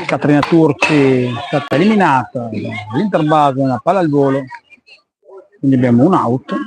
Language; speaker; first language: Italian; native; Italian